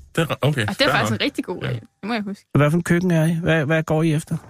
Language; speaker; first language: Danish; native; Danish